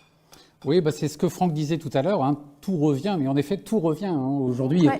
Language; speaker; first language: French; native; French